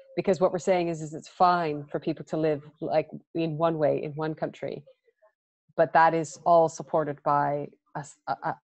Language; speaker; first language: English; native; English